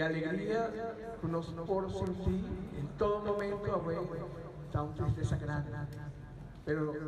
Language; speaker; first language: Spanish; non-native, learner; Papiamento